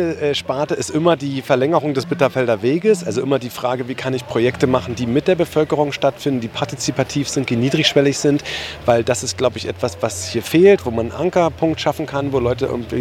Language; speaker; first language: German; native; German